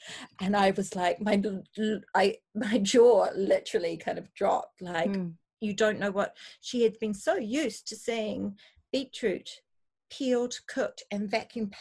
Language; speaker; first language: English; native; English